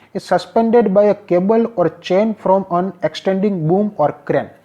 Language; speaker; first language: English; non-native, local second language; Gujarati